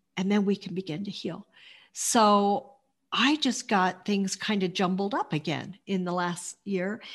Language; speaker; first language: English; native; English